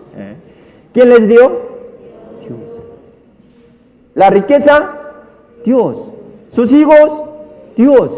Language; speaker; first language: Spanish; non-native, learner; Korean